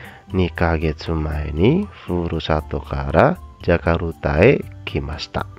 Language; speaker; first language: Japanese; non-native, fluent; Indonesian